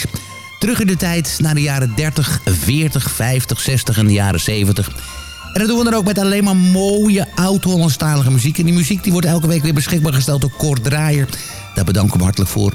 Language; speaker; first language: Dutch; native; Dutch